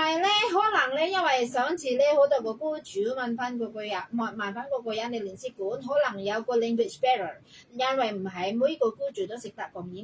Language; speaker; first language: Cantonese; non-native, fluent; Indonesian